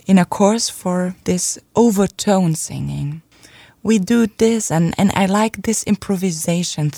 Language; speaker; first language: English; non-native, fluent; German